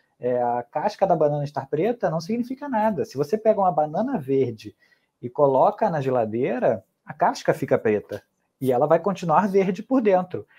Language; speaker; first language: Portuguese; native; Portuguese